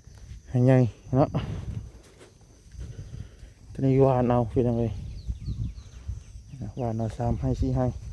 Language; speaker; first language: Thai; non-native, local second language; Lao